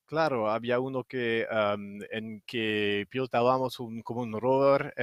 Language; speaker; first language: Spanish; non-native, fluent; French